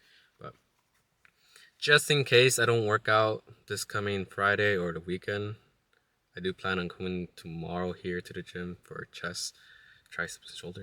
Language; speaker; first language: English; native; English